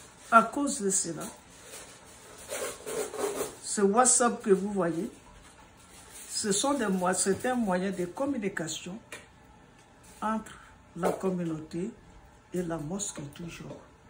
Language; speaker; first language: French; non-native, local second language; Bambara